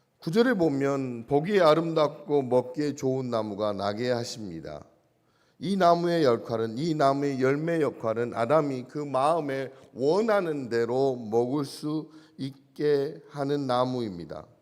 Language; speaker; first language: Korean; native; Korean